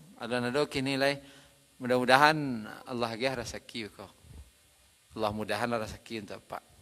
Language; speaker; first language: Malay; non-native, local second language; Minangkabau